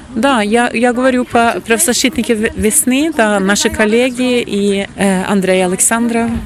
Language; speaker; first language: Russian; non-native, fluent; Norwegian